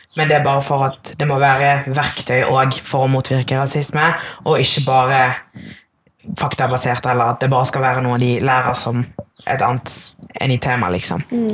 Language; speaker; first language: Norwegian; early bilingual, other home language; Tamil